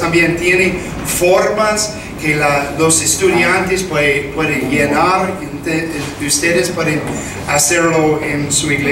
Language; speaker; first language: Spanish; non-native, fluent; English